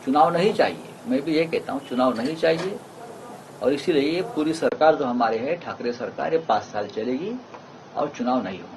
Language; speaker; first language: Hindi; non-native, local second language; Marathi